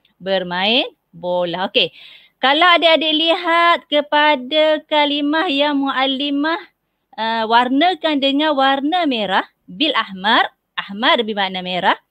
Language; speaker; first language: Malay; native; Malay